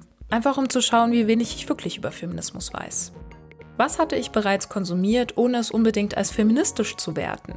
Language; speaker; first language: German; native; German